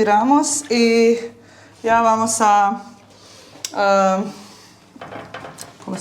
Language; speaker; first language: Spanish; early bilingual, heritage; Bosnian